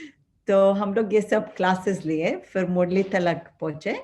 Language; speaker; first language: Hindi; non-native, fluent; Arabic